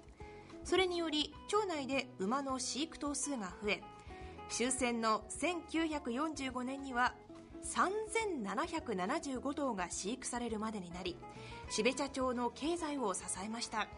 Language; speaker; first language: Japanese; native; Japanese